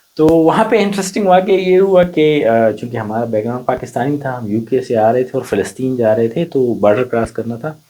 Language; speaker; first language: Urdu; non-native, local second language; Pashto